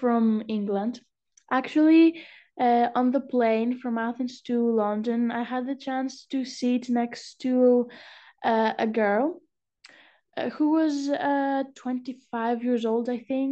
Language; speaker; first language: English; non-native, fluent; Greek